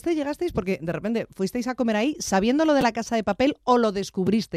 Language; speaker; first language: Spanish; native; Spanish